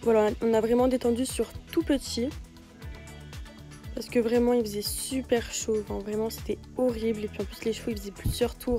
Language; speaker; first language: French; native; French